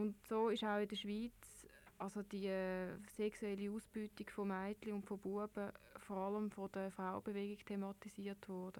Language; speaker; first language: German; native; German